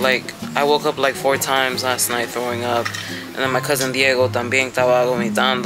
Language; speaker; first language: Spanish; early bilingual, heritage; Spanish